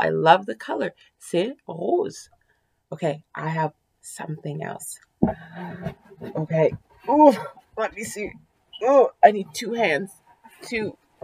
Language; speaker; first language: English; early bilingual, other home language; French